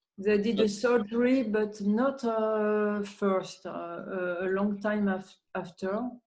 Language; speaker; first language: English; non-native, learner; French